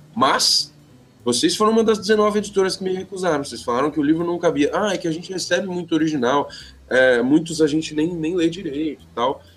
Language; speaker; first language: Portuguese; native; Portuguese